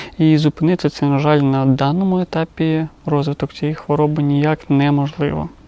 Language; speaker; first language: Ukrainian; non-native, local second language; Russian